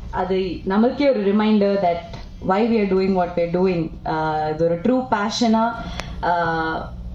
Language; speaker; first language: Tamil; non-native, local second language; Malayalam